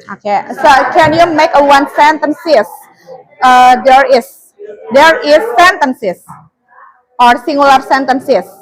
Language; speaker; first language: English; non-native, learner; Indonesian